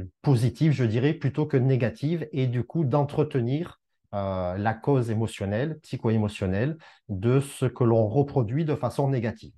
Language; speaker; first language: French; native; French